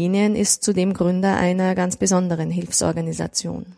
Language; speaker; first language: German; native; German